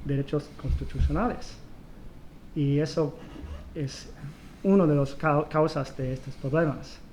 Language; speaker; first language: Spanish; non-native, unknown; English